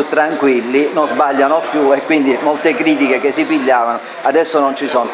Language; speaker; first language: Italian; native; Italian